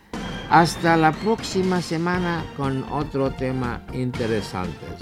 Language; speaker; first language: Spanish; non-native, fluent; Indonesian